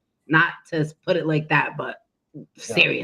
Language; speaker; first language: English; native; English